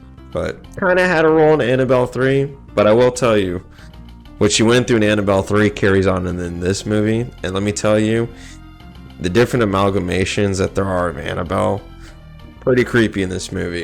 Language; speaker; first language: English; native; English